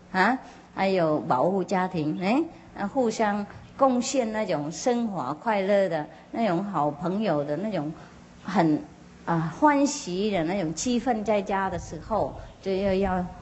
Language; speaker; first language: Chinese; non-native, fluent; Vietnamese